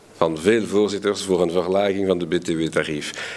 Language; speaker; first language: Dutch; non-native, local second language; French